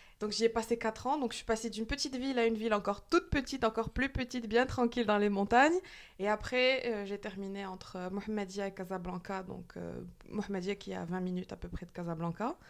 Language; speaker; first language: French; non-native, local second language; Arabic